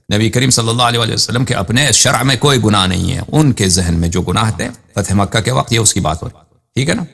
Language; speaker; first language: Urdu; non-native, fluent; Persian